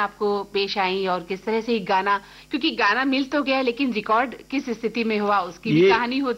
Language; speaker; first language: Hindi; native; Hindi